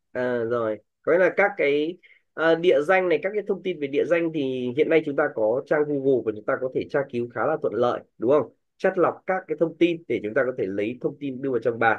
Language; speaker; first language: Vietnamese; native; Vietnamese